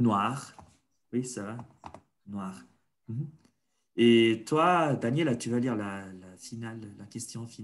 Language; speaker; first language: French; non-native, fluent; Spanish